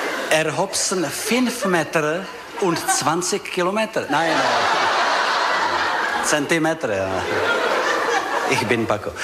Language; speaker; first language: German; non-native, learner; Czech